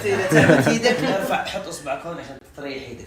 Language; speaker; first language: Arabic; native; Arabic